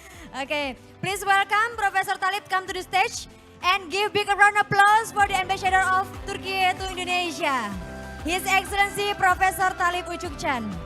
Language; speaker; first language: English; non-native, fluent; Indonesian